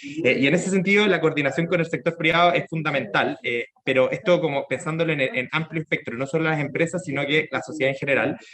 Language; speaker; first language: Spanish; native; Spanish